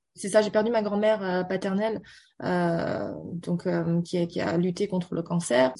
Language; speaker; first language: French; early bilingual, heritage; Chinese